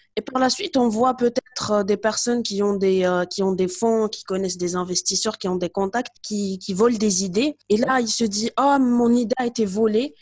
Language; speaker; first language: French; non-native, local second language; Arabic